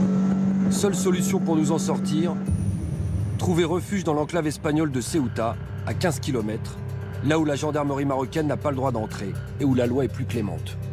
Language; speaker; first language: French; native; French